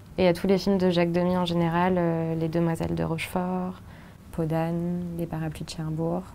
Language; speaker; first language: French; native; French